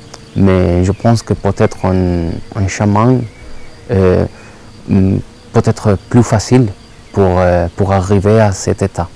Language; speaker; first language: French; non-native, learner; Spanish